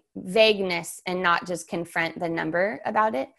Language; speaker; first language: English; native; English